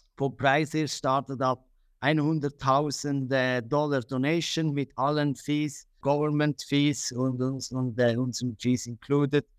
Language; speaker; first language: German; native; German